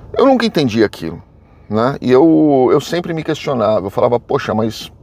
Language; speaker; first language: Portuguese; native; Portuguese